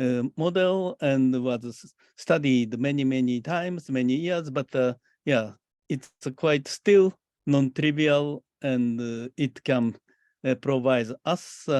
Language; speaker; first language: English; non-native, fluent; Japanese